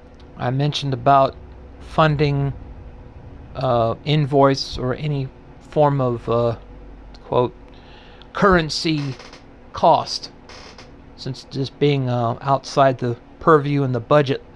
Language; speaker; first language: English; native; English